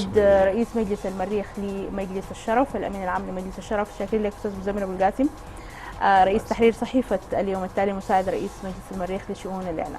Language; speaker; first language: Arabic; native; Arabic